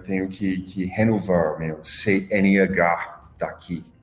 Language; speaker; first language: Portuguese; non-native, fluent; English